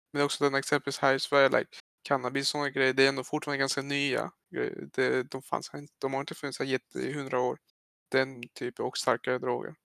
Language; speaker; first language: Swedish; early bilingual, other home language; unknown